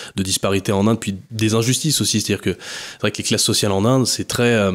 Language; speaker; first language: French; native; French